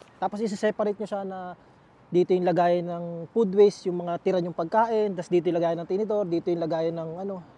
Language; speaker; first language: Filipino; native; Filipino